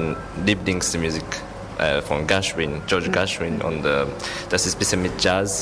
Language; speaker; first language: German; non-native, learner; Japanese